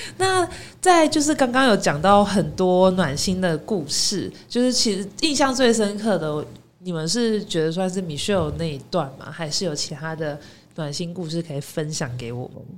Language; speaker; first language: Chinese; native; Chinese